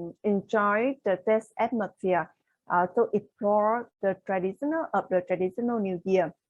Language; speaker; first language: English; non-native, learner; Vietnamese